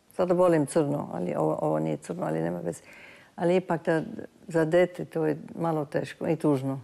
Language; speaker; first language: Serbian; early bilingual, heritage; Serbian